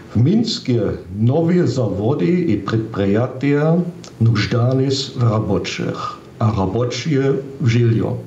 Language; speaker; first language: Russian; non-native, fluent; German